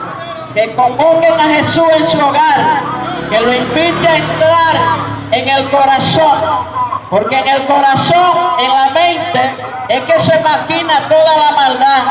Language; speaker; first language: Spanish; native; Spanish